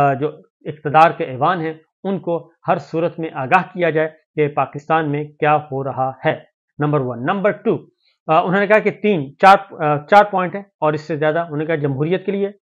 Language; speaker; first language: Urdu; native; Urdu